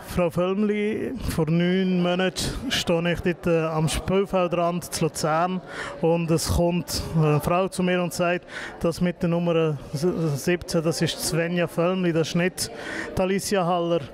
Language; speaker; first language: German; native; German